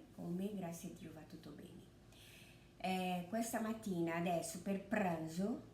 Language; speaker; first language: Italian; non-native, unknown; Portuguese